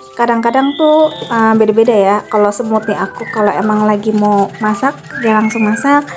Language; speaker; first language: Indonesian; native; Indonesian